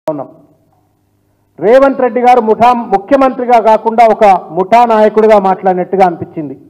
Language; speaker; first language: Telugu; native; Telugu